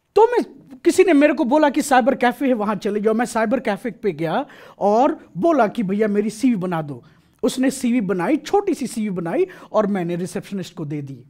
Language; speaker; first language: Hindi; native; Hindi